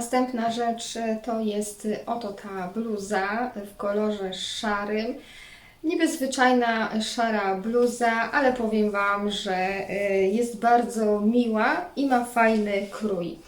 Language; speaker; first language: Polish; native; Polish